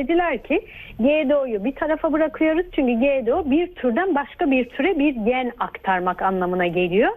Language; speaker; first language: Turkish; native; Turkish